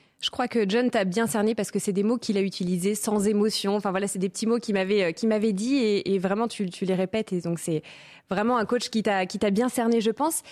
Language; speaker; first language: French; native; French